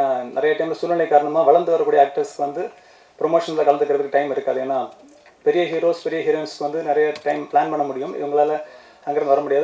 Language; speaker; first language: Tamil; native; Tamil